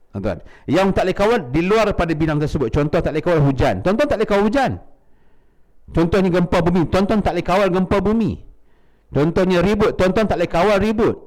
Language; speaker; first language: Malay; native; Malay